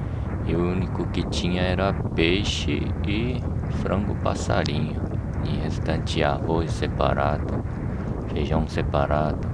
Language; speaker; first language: Portuguese; non-native, fluent; Korean